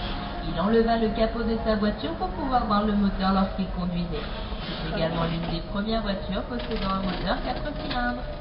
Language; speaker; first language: French; native; French